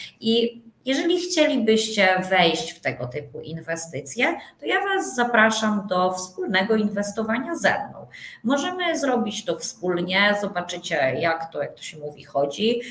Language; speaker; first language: Polish; native; Polish